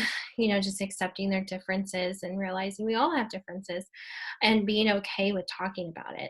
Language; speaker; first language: English; native; English